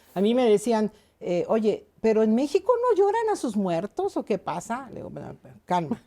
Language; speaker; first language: Spanish; native; Spanish